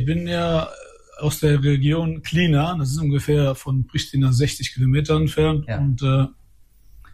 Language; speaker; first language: German; early bilingual, other home language; Albanian